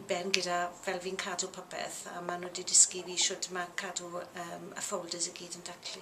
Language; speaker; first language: Welsh; native; Welsh